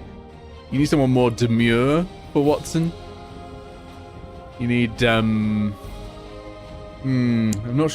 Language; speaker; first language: English; native; English